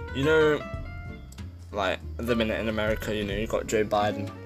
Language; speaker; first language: English; native; English